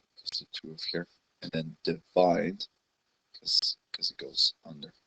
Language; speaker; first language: English; native; English